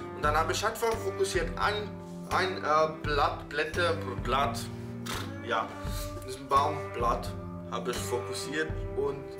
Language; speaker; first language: German; non-native, fluent; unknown